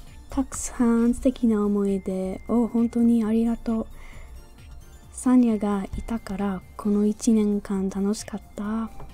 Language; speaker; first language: Japanese; non-native, fluent; English